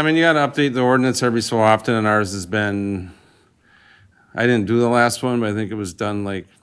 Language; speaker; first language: English; native; English